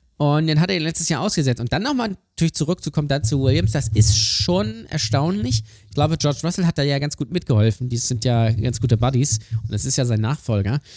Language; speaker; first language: German; native; German